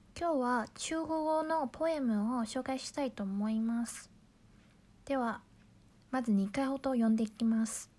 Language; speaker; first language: Japanese; non-native, fluent; Chinese